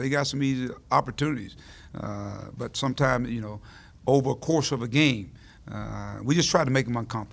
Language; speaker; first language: English; native; English